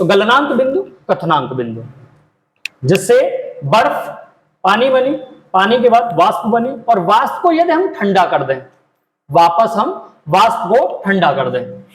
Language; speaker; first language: Hindi; native; Hindi